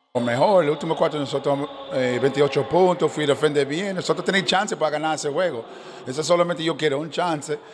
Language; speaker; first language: Spanish; non-native, learner; English